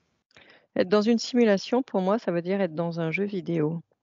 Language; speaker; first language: French; native; French